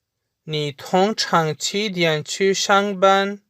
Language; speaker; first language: Chinese; non-native, fluent; Urdu